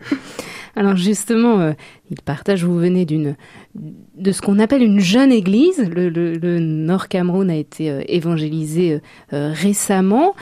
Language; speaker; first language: French; native; French